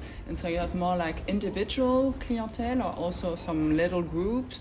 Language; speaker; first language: English; non-native, fluent; French